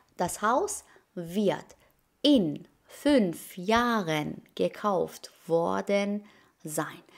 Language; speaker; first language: German; non-native, fluent; Persian